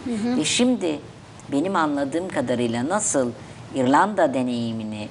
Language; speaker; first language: Turkish; native; Turkish